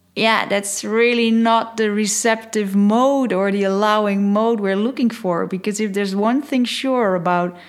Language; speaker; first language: English; non-native, fluent; Dutch